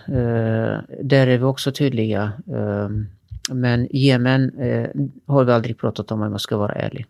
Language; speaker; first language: Swedish; non-native, fluent; Turkish